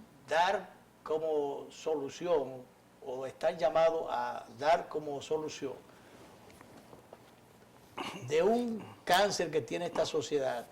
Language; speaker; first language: Spanish; native; Spanish